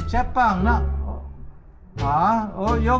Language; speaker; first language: Korean; non-native, learner; Filipino